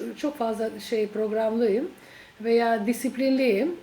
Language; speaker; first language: Turkish; non-native, fluent; Albanian